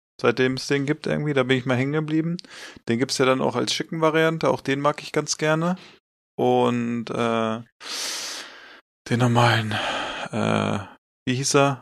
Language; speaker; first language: German; native; German